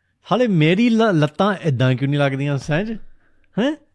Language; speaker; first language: Punjabi; early bilingual, heritage; Punjabi